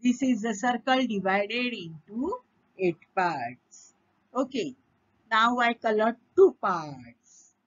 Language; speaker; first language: English; non-native, local second language; Marathi